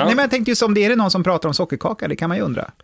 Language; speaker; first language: Swedish; native; Swedish